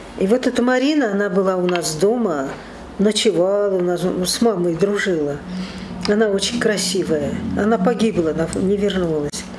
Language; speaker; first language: Russian; native; Russian